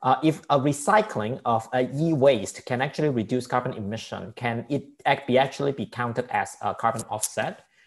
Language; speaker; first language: English; non-native, local second language; Cantonese